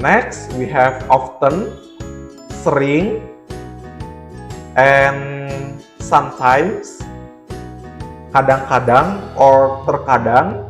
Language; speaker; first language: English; non-native, learner; Indonesian